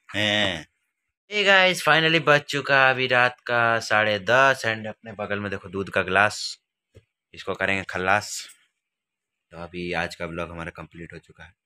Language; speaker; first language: Hindi; native; Hindi